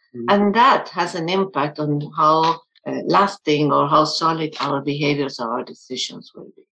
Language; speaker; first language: English; non-native, fluent; German